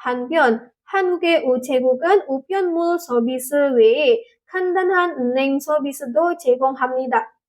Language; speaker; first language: Korean; non-native, fluent; Indonesian